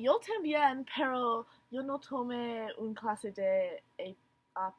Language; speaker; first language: Spanish; non-native, learner; English